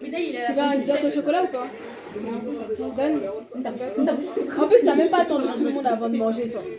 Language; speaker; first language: French; native; French